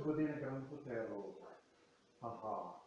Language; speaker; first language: Polish; non-native, learner; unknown